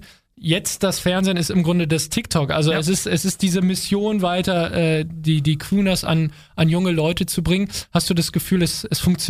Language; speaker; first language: German; native; German